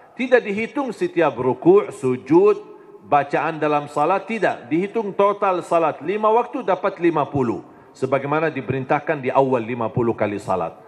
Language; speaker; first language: Indonesian; non-native, fluent; Arabic